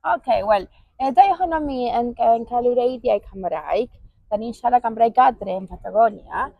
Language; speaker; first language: Welsh; early bilingual, heritage; Welsh